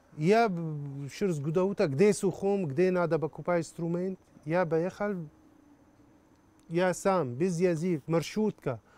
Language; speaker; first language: Russian; non-native, learner; Arabic